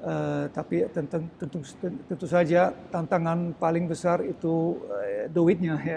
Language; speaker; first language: Indonesian; early bilingual, heritage; Dutch